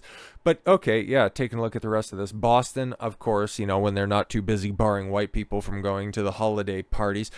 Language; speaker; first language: English; native; English